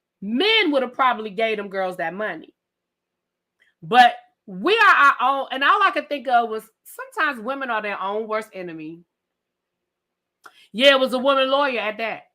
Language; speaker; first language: English; native; English